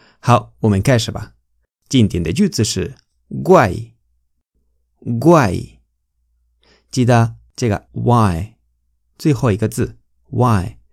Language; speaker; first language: Chinese; non-native, fluent; Spanish